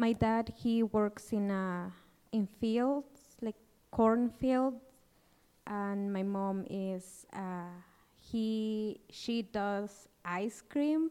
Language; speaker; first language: English; non-native, fluent; Kaqchikel